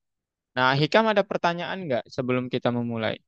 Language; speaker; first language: Indonesian; native; Indonesian